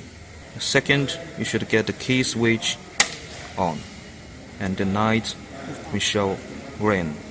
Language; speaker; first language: English; non-native, learner; Chinese